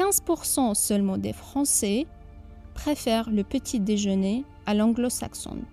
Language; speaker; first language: French; non-native, fluent; Arabic